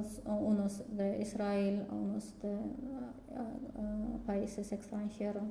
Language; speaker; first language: Spanish; non-native, learner; Russian